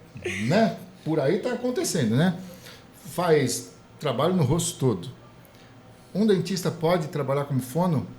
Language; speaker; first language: Portuguese; native; Portuguese